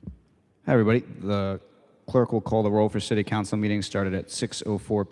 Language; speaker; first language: English; native; English